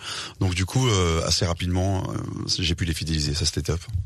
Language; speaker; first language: French; native; French